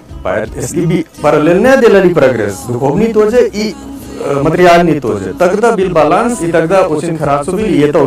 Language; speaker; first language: Russian; non-native, learner; Hindi